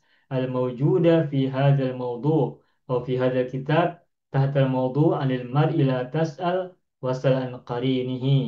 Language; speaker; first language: Arabic; non-native, fluent; Indonesian